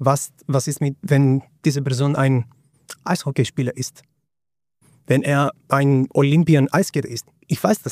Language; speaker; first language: German; non-native, fluent; Greek